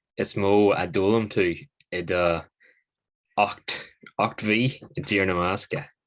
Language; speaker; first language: Irish; native; Irish